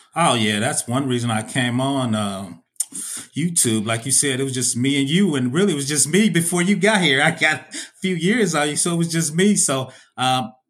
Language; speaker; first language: English; native; English